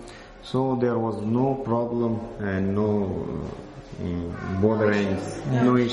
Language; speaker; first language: English; non-native, learner; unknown